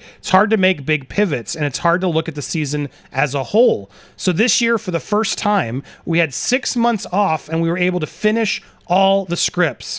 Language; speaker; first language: English; native; English